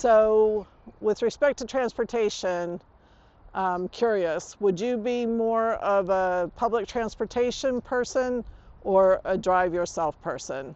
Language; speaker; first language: English; native; English